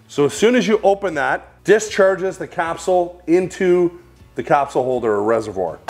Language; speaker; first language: English; native; English